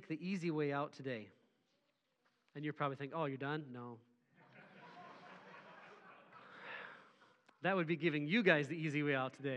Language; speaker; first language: English; native; English